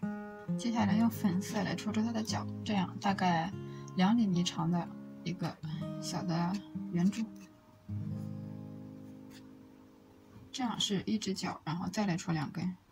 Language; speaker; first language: Chinese; native; Chinese